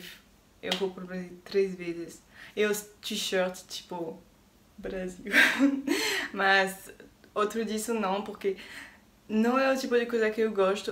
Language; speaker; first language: Portuguese; non-native, learner; French